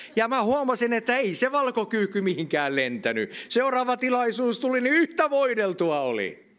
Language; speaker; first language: Finnish; native; Finnish